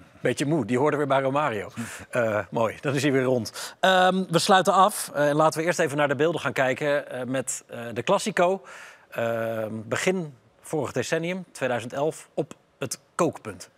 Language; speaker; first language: Dutch; native; Dutch